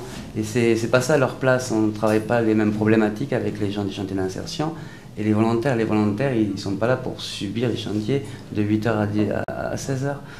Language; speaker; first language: French; native; French